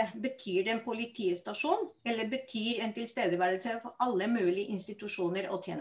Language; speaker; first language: Norwegian; non-native, fluent; Spanish